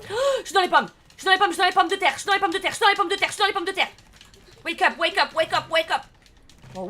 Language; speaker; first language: French; native; French